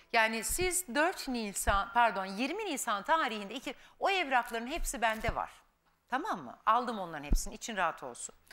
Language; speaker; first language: Turkish; native; Turkish